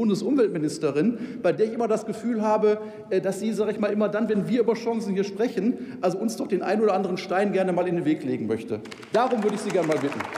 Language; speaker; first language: German; native; German